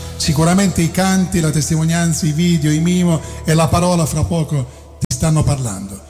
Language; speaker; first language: Italian; native; Italian